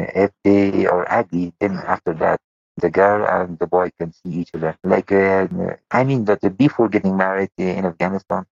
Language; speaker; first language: English; non-native, fluent; Persian